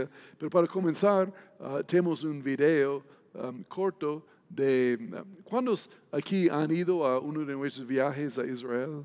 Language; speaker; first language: Spanish; non-native, fluent; English